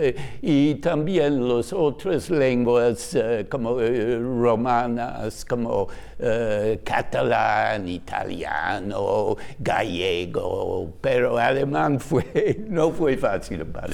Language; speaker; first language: Spanish; non-native, fluent; English